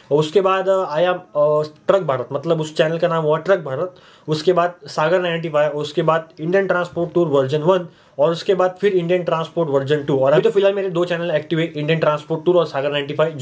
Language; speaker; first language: Hindi; non-native, local second language; Marathi